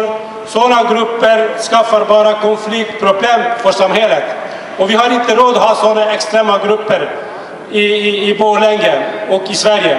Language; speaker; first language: Swedish; non-native, fluent; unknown